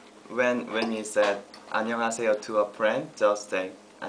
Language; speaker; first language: English; non-native, fluent; Korean